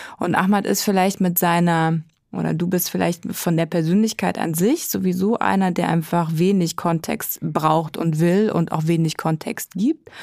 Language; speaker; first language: German; native; German